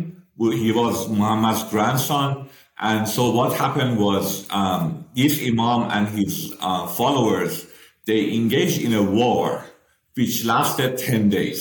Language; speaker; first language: English; non-native, fluent; Persian